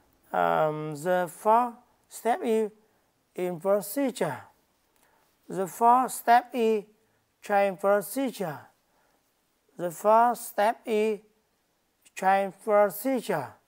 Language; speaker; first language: English; non-native, learner; Vietnamese